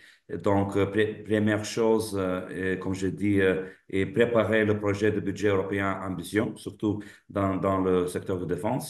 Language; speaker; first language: French; non-native, fluent; Lithuanian